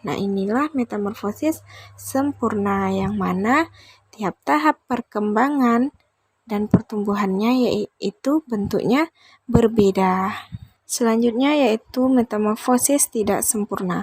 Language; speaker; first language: Indonesian; native; Indonesian